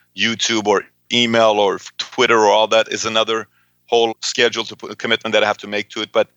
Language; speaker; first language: English; early bilingual, other home language; Persian